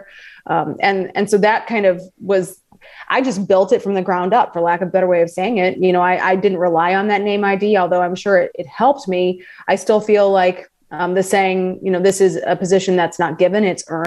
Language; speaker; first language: English; native; English